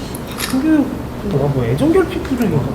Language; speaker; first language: Korean; native; Korean